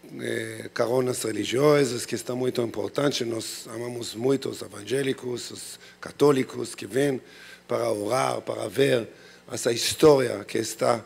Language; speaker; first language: Portuguese; non-native, learner; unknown